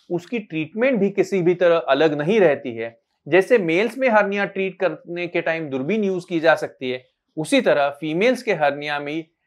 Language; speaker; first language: Hindi; non-native, local second language; Marathi